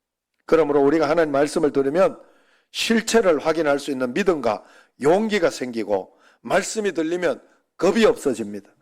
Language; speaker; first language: Korean; native; Korean